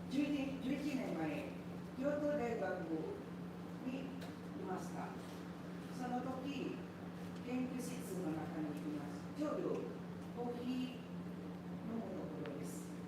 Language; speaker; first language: Japanese; non-native, learner; Indonesian